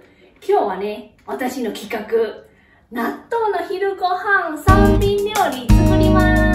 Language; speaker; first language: Japanese; non-native, learner; Chinese